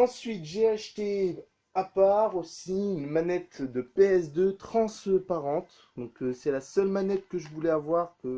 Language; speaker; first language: French; native; French